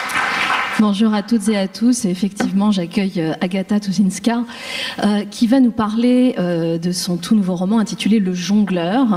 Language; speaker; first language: French; native; French